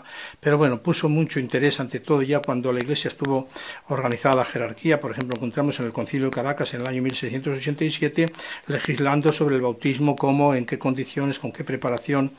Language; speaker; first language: Spanish; native; Spanish